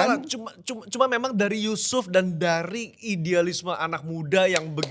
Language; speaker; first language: Indonesian; native; Indonesian